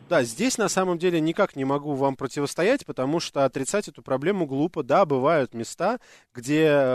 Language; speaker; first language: Russian; native; Russian